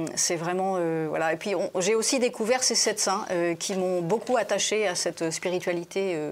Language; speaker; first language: French; native; French